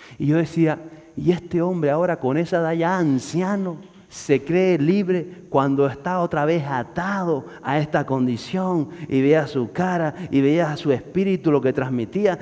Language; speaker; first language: Spanish; native; Spanish